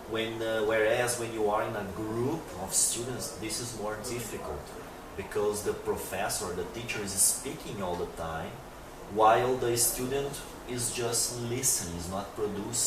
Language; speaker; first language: English; non-native, fluent; Portuguese